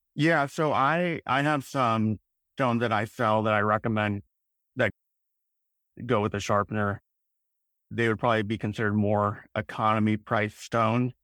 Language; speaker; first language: English; native; English